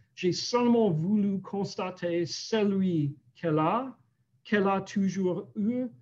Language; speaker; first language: French; non-native, fluent; English